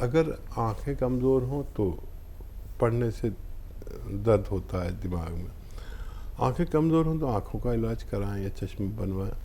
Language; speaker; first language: Hindi; native; Hindi